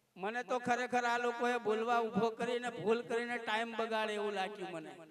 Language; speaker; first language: Gujarati; native; Gujarati